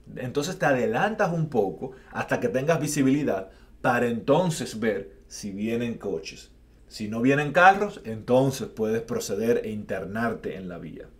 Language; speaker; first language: Spanish; native; Spanish